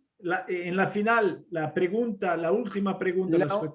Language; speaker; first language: Spanish; non-native, fluent; Portuguese